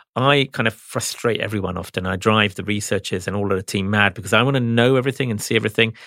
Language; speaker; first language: English; native; English